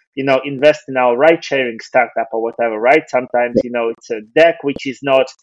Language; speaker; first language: English; non-native, fluent; Russian